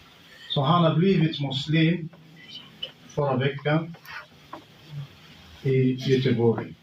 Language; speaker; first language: Swedish; non-native, fluent; Arabic